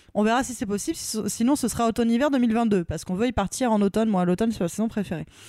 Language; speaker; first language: French; native; French